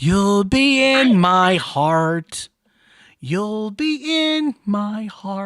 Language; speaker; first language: English; native; English